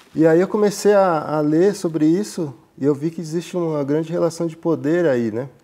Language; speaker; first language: Portuguese; native; Portuguese